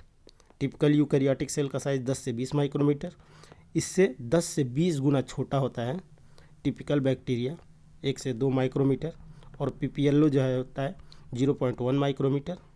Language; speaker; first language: Hindi; native; Hindi